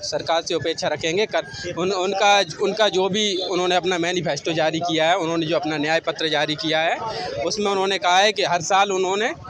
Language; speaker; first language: Hindi; native; Hindi